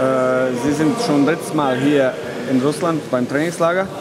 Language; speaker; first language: German; non-native, learner; Russian